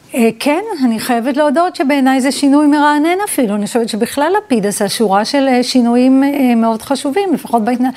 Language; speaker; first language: Hebrew; early bilingual, other home language; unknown